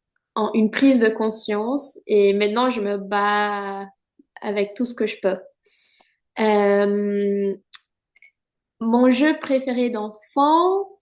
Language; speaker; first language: French; non-native, fluent; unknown